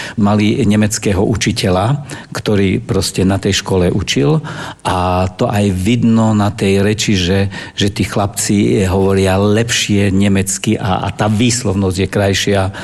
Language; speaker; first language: Slovak; non-native, local second language; German